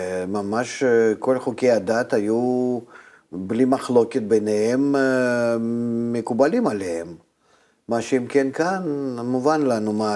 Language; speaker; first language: Hebrew; non-native, fluent; Russian